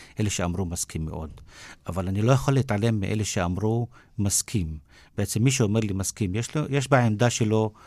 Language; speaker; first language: Hebrew; non-native, local second language; Arabic